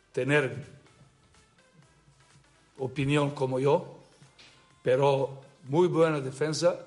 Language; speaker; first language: Spanish; non-native, learner; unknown